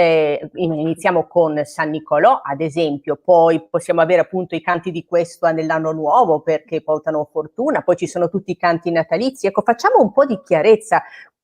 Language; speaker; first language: Italian; native; Italian